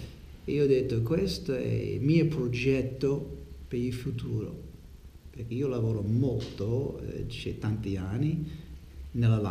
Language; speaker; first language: Italian; non-native, learner; English